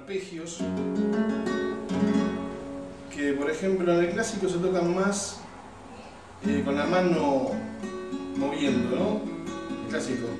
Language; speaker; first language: Spanish; native; Spanish